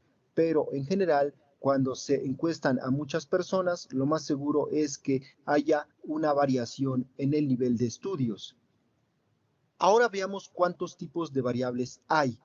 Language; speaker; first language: Spanish; native; Spanish